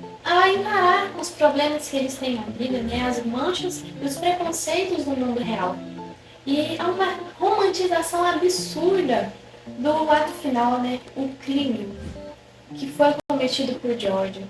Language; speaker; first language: Portuguese; native; Portuguese